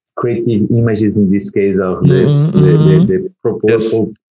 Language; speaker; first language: English; non-native, learner; Portuguese